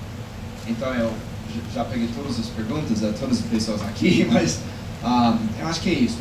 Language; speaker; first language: Portuguese; non-native, fluent; English